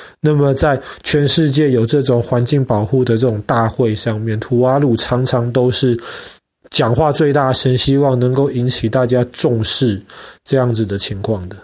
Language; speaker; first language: Chinese; native; Chinese